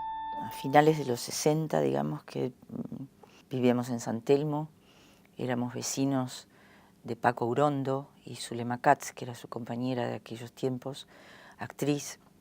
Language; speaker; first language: Spanish; native; Spanish